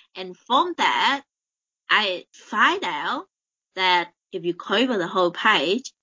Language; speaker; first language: English; non-native, fluent; Vietnamese